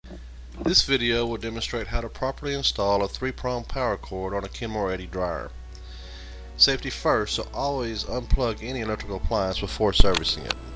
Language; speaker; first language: English; native; English